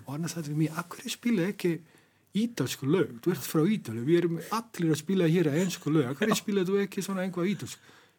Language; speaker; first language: Icelandic; non-native, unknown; Italian